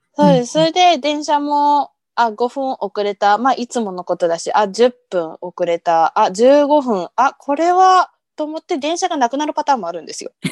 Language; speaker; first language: Japanese; early bilingual, heritage; Japanese